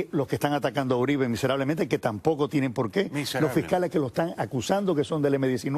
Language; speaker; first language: Spanish; native; Spanish